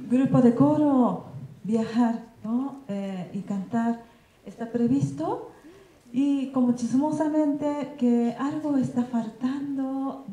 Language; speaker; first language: Spanish; non-native, learner; Japanese